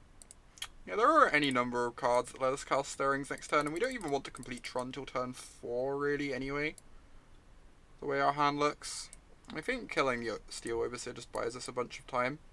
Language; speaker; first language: English; native; English